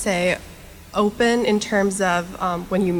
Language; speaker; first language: English; non-native, fluent; Norwegian